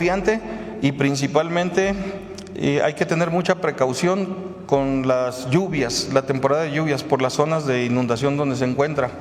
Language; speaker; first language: Spanish; native; Spanish